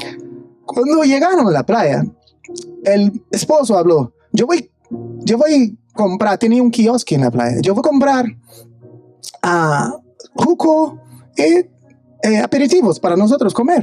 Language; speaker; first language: Spanish; non-native, fluent; Portuguese